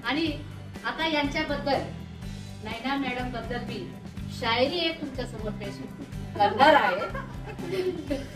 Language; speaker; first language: Marathi; non-native, local second language; Hindi